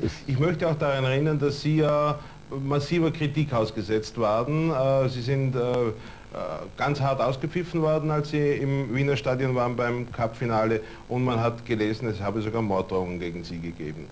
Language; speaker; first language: German; native; German